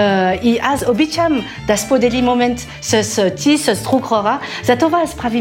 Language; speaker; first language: Bulgarian; non-native, learner; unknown